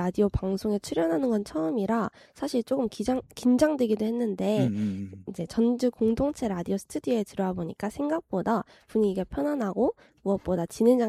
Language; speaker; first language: Korean; native; Korean